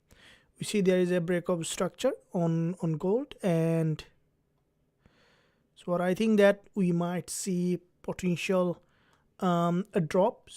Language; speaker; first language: English; non-native, fluent; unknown